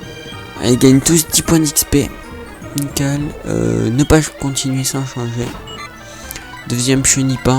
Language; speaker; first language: French; native; French